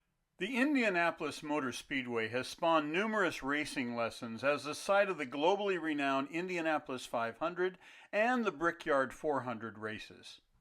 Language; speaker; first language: English; native; English